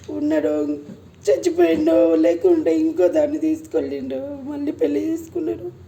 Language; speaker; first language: Telugu; native; Telugu